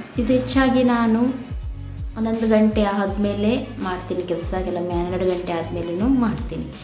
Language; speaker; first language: Kannada; non-native, local second language; Konkani